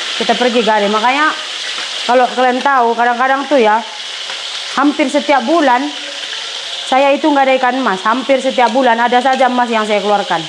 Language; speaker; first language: Indonesian; native; Indonesian